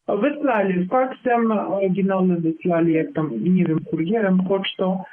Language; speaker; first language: Polish; non-native, learner; Ukrainian